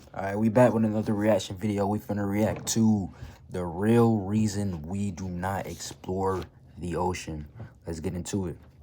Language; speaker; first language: English; native; English